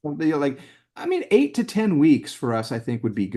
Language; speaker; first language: English; native; English